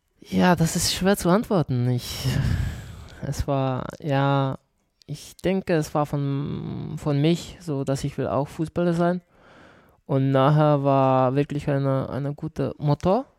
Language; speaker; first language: German; non-native, learner; Czech